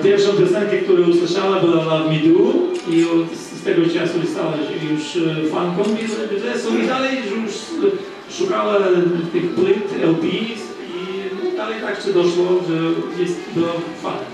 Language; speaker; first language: Polish; non-native, fluent; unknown